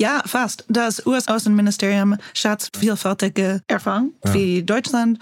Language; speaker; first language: German; non-native, learner; English